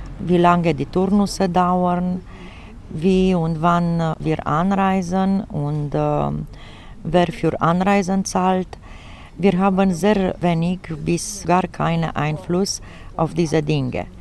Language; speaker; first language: German; non-native, fluent; Romanian